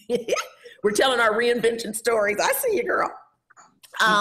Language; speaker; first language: English; native; English